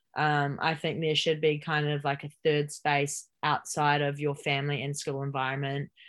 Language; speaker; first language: English; native; English